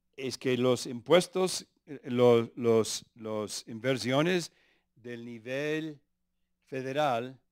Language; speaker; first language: Spanish; early bilingual, other home language; English